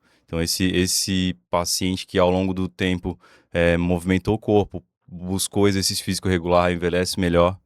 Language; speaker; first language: Portuguese; native; Portuguese